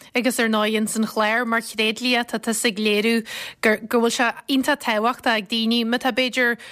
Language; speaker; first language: Irish; native; Irish